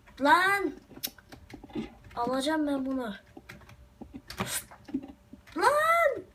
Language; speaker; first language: Turkish; native; Turkish